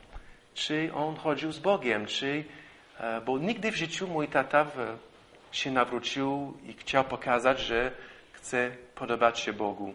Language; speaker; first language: Polish; non-native, fluent; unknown